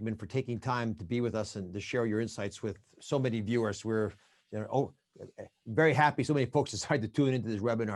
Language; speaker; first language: English; native; English